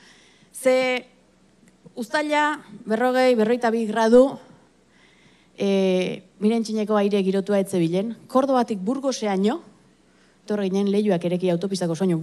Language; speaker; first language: Basque; native; Basque